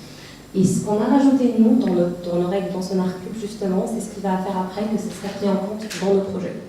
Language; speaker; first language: French; native; French